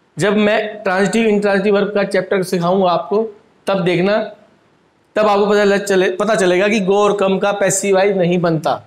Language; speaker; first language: Hindi; native; Hindi